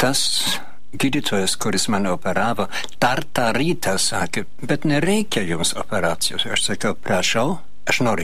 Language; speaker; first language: Lithuanian; non-native, fluent; German